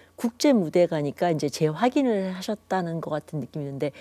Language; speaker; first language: Korean; native; Korean